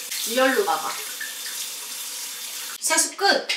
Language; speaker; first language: Korean; native; Korean